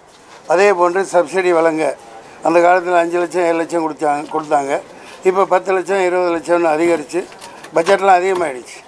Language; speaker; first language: Tamil; native; Tamil